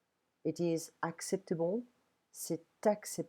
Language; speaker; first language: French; non-native, fluent; English